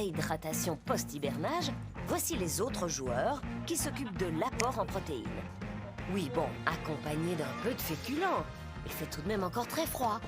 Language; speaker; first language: French; native; French